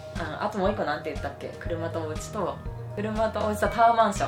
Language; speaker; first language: Japanese; native; Japanese